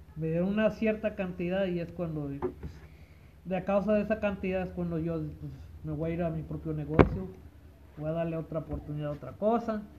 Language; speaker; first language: Spanish; early bilingual, heritage; Spanish